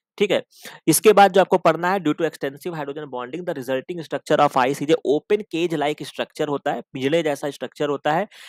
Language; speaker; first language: Hindi; native; Hindi